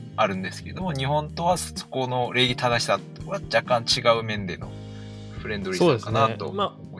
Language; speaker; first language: Japanese; non-native, fluent; Korean